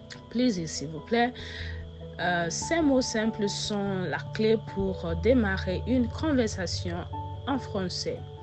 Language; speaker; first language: French; non-native, fluent; Yoruba